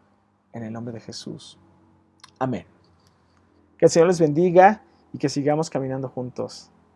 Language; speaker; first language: Spanish; native; Spanish